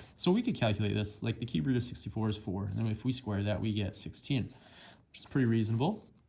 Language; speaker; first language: English; native; English